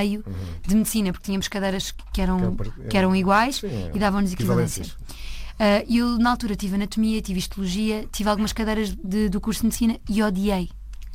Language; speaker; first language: Portuguese; native; Portuguese